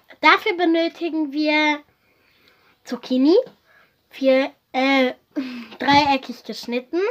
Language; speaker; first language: German; early bilingual, other home language; Arabic